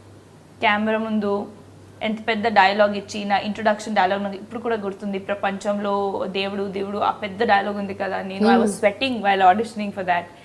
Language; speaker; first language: Telugu; non-native, fluent; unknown